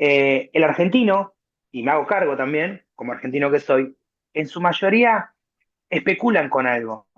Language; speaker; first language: Spanish; native; Spanish